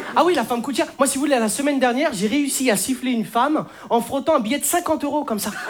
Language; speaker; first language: French; native; French